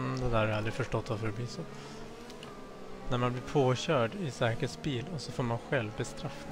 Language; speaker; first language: Swedish; native; Swedish